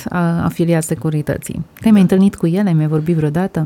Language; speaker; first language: Romanian; native; Romanian